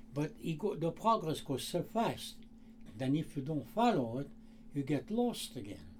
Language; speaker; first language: English; non-native, learner; Armenian